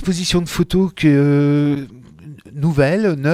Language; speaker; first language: French; native; French